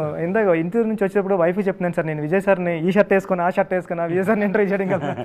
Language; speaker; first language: Telugu; native; Telugu